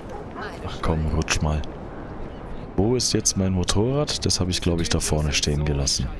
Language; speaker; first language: German; native; German